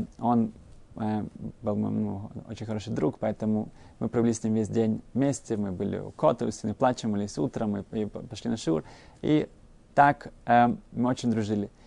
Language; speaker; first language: Russian; early bilingual, heritage; Russian